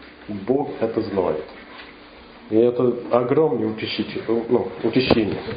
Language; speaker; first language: Russian; non-native, fluent; English